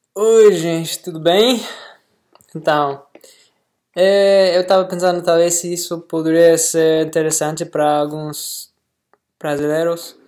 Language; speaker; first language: Portuguese; non-native, learner; English